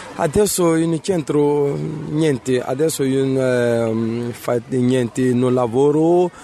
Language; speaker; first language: Italian; non-native, learner; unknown